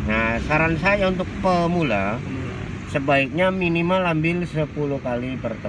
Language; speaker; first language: Indonesian; native; Indonesian